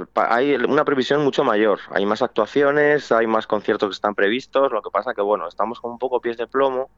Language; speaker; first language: Spanish; native; Spanish